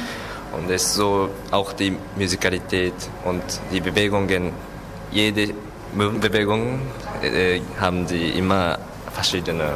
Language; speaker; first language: German; non-native, learner; Japanese